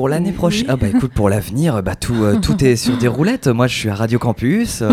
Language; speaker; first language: French; native; French